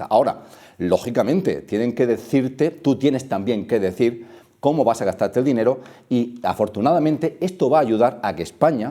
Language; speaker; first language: Spanish; native; Spanish